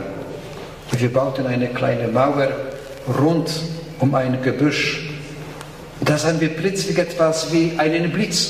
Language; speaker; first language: German; non-native, fluent; Polish